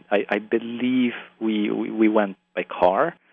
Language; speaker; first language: English; early bilingual, other home language; Spanish